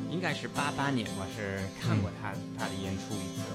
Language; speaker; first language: Chinese; non-native, fluent; English